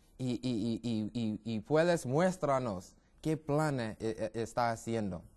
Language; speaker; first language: Spanish; non-native, learner; English